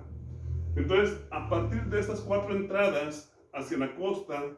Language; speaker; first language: Spanish; native; Spanish